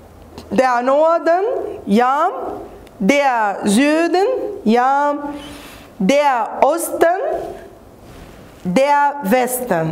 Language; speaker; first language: German; non-native, fluent; Arabic